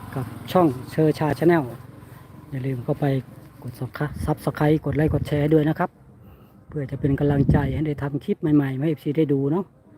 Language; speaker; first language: Thai; non-native, local second language; Northeastern Thai